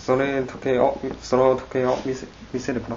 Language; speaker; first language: Japanese; non-native, learner; Chinese